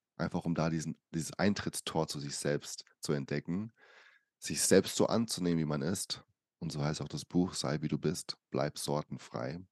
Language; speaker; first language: German; early bilingual, other home language; Portuguese